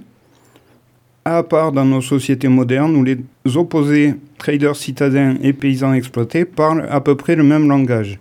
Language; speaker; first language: French; native; French